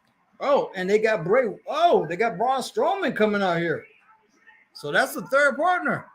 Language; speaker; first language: English; native; English